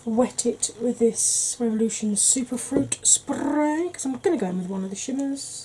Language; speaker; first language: English; native; English